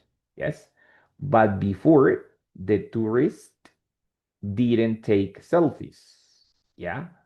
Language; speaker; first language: English; non-native, fluent; Spanish